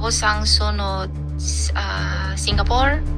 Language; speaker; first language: Filipino; non-native, learner; Chinese